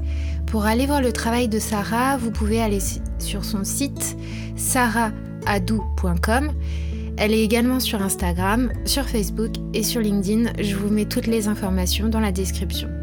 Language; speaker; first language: French; native; French